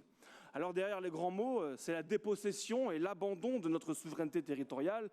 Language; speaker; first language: French; native; French